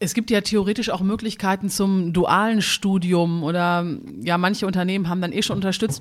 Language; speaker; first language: German; native; German